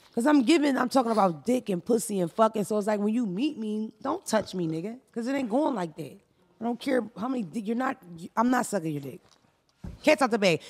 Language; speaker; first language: English; native; English